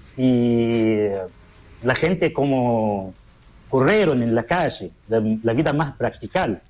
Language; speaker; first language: Spanish; non-native, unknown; Arabic